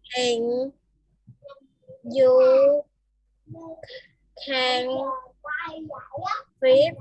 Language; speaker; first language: English; non-native, learner; Vietnamese